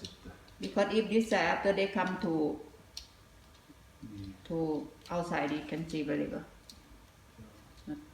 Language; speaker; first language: English; non-native, learner; Thai